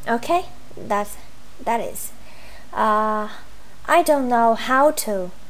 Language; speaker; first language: English; non-native, fluent; Vietnamese